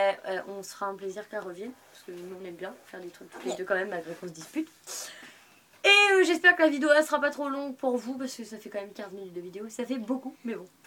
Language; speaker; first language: French; native; French